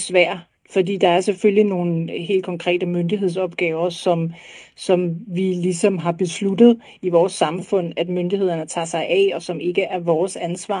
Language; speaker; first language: Danish; native; Danish